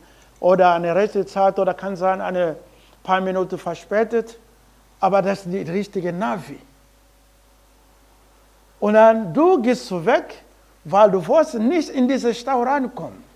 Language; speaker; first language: German; non-native, learner; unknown